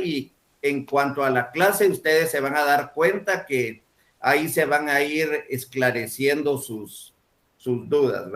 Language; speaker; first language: Spanish; native; Spanish